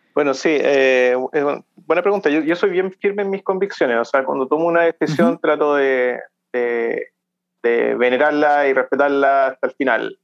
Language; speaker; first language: Spanish; native; Spanish